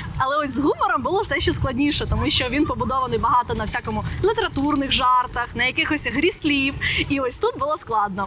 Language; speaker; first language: Ukrainian; non-native, local second language; Russian